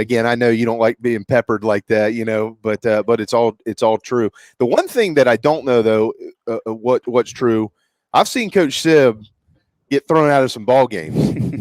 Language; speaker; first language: English; native; English